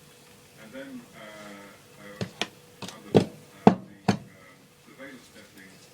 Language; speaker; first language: English; native; English